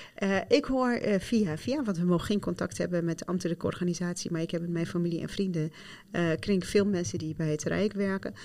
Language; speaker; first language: Dutch; non-native, fluent; Arabic